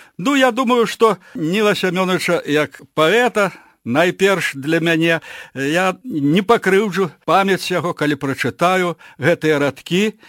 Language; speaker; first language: Belarusian; native; Belarusian